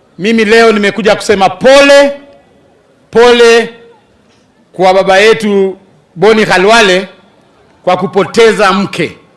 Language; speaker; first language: Swahili; non-native, local second language; Luyia